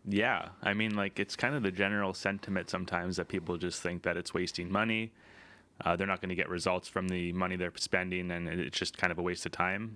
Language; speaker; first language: English; native; English